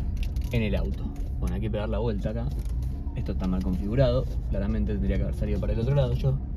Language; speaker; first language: Spanish; native; Spanish